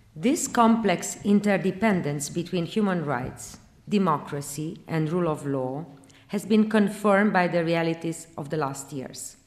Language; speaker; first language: English; non-native, fluent; Romanian